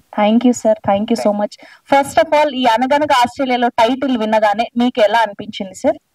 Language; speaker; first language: Telugu; native; Telugu